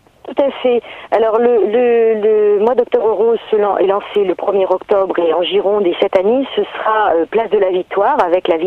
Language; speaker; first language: French; native; French